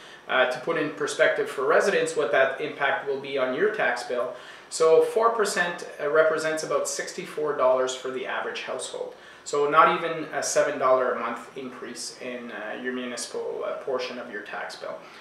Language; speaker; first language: English; non-native, local second language; French